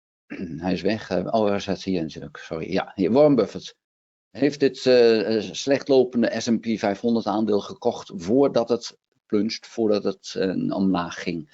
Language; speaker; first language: Dutch; native; Dutch